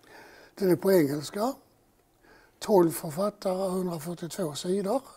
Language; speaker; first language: Swedish; native; Swedish